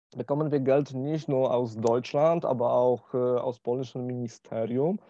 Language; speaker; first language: German; non-native, learner; Polish